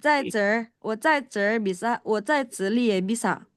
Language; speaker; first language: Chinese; non-native, fluent; Indonesian